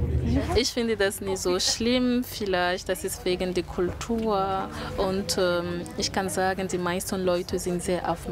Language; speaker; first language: German; non-native, learner; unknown